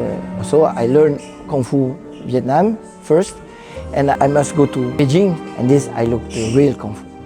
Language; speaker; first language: English; non-native, learner; French